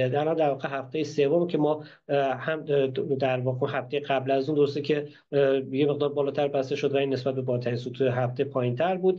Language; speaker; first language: Persian; native; Persian